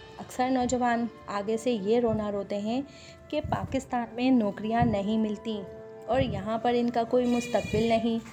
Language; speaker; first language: Urdu; non-native, local second language; Punjabi